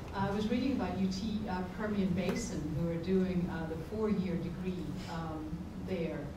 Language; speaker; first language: English; native; English